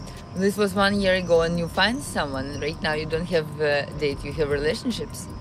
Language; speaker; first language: English; non-native, learner; Russian